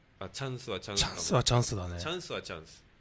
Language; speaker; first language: Japanese; native; Japanese